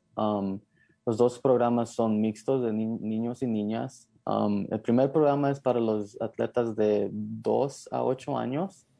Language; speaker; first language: Spanish; early bilingual, heritage; Spanish